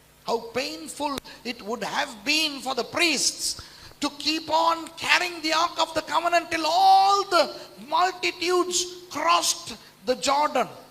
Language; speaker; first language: English; non-native, local second language; Tamil